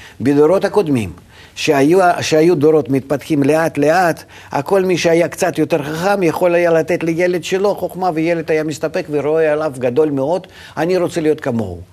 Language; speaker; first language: Hebrew; non-native, fluent; Russian